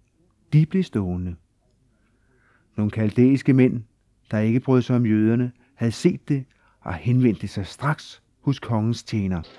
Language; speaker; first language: Danish; native; Danish